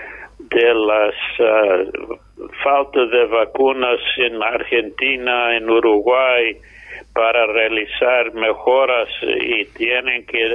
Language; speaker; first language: Spanish; non-native, fluent; English